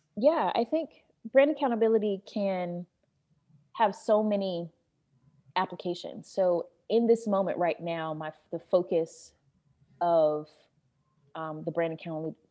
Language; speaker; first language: English; native; English